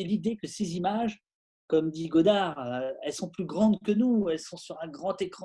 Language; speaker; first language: French; native; French